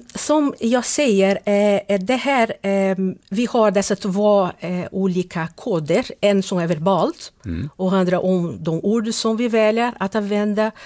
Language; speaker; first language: Swedish; non-native, fluent; Portuguese